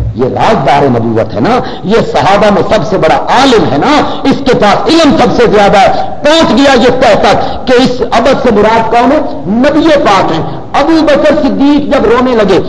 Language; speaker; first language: Urdu; non-native, local second language; Punjabi